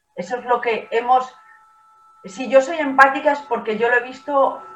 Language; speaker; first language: Spanish; native; Spanish